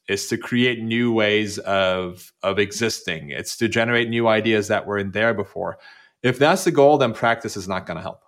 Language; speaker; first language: English; non-native, fluent; Turkish